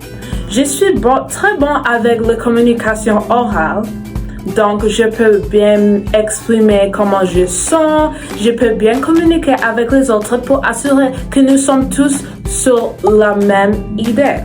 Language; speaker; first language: French; non-native, learner; English